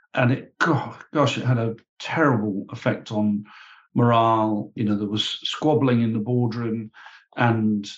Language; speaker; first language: English; native; English